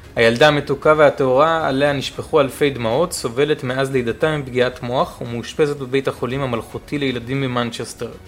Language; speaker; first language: Hebrew; native; Hebrew